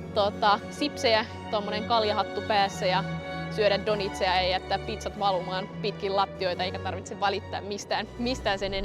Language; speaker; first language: Finnish; native; Finnish